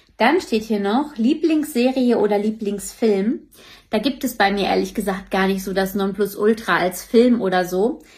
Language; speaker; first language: German; native; German